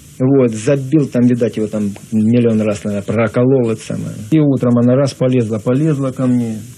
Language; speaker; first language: Russian; native; Russian